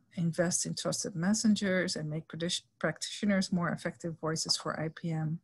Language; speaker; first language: English; non-native, fluent; Dutch